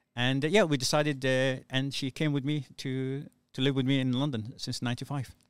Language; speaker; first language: English; non-native, fluent; Somali